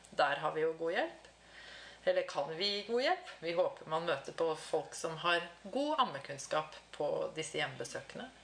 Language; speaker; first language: Norwegian; native; Norwegian